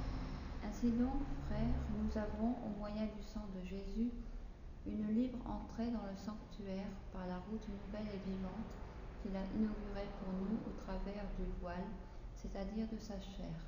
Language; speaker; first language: French; native; French